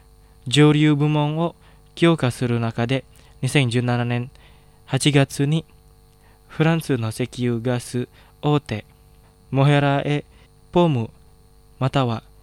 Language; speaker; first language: Japanese; non-native, fluent; Indonesian